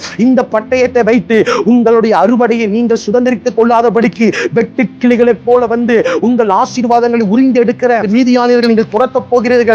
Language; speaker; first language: Tamil; native; Tamil